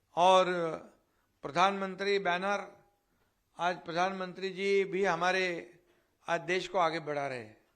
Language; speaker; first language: Hindi; non-native, local second language; Marathi